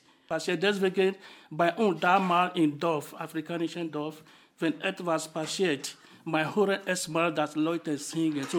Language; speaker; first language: German; non-native, fluent; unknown